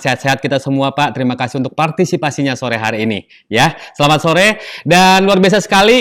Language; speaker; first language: Indonesian; native; Indonesian